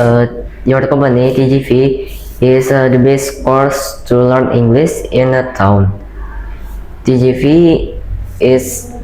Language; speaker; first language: English; non-native, learner; Indonesian